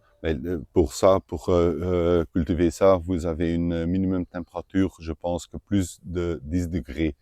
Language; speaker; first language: French; non-native, local second language; Dutch